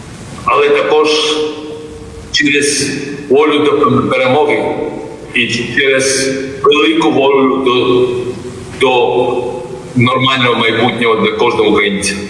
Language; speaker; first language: Ukrainian; non-native, fluent; Georgian